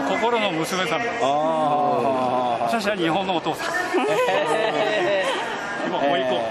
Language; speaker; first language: Japanese; non-native, learner; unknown